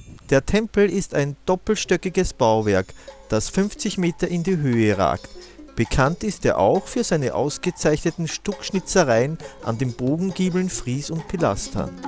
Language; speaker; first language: German; native; German